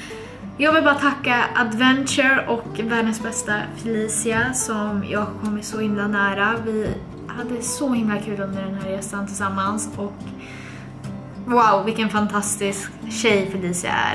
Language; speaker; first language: Swedish; native; Swedish